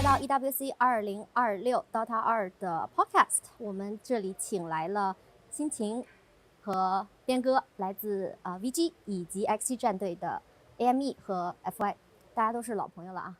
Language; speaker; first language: Chinese; native; Chinese